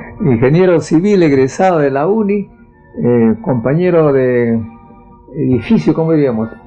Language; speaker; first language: Spanish; native; Spanish